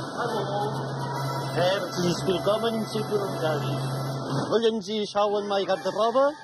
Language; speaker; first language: German; non-native, learner; Italian